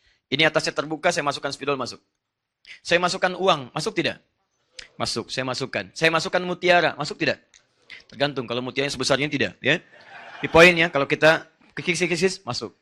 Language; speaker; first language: Indonesian; non-native, fluent; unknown